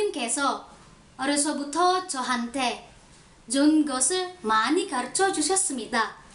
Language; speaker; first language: Korean; non-native, learner; Indonesian